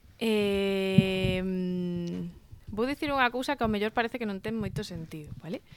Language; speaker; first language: Galician; non-native, local second language; Spanish